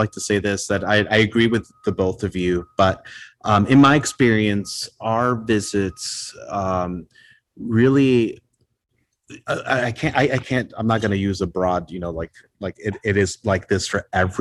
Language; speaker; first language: English; non-native, fluent; Spanish